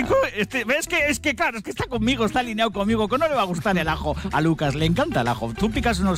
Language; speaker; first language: Spanish; native; Spanish